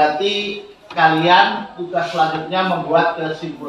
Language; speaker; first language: Indonesian; native; Indonesian